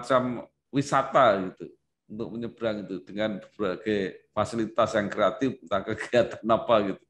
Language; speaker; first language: Indonesian; native; Indonesian